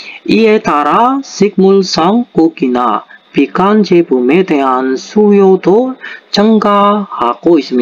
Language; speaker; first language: Korean; non-native, fluent; Indonesian